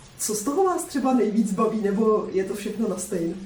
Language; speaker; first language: Czech; native; Czech